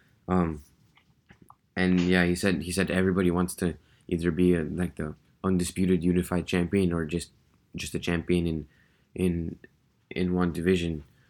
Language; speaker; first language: English; early bilingual, other home language; Russian